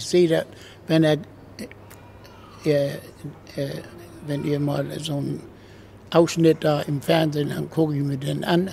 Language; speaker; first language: German; native; German